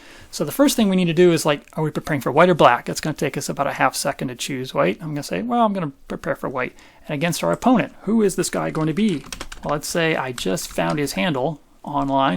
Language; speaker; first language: English; native; English